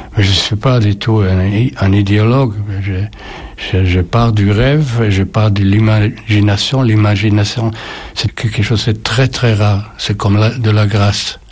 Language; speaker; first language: French; non-native, fluent; German